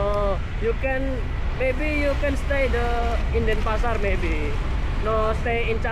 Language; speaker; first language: English; non-native, learner; Indonesian